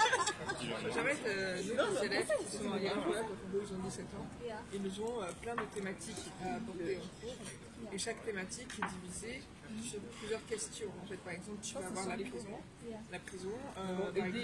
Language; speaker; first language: French; native; French